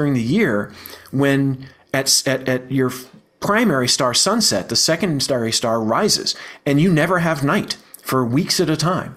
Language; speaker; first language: English; native; English